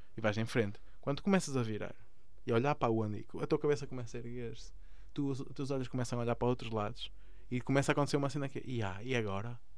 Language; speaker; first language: Portuguese; early bilingual, other home language; Spanish